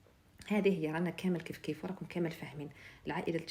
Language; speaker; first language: Arabic; native; Arabic